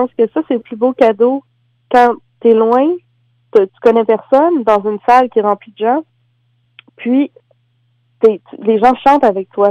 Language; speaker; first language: French; native; French